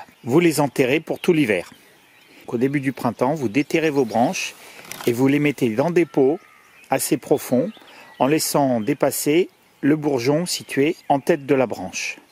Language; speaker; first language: French; native; French